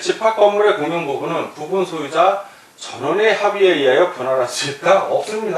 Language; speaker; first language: Korean; native; Korean